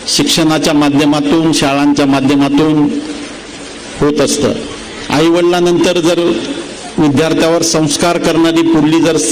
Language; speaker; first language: Marathi; native; Marathi